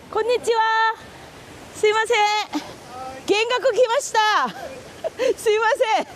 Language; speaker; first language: Japanese; non-native, fluent; Korean